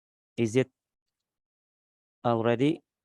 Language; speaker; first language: English; non-native, learner; Indonesian